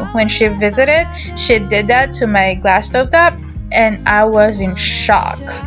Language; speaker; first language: English; non-native, local second language; Filipino